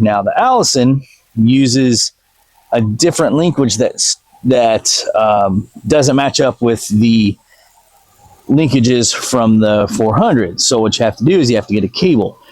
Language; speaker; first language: English; native; English